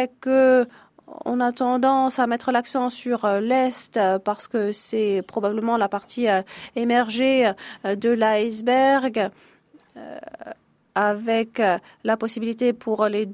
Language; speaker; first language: French; native; French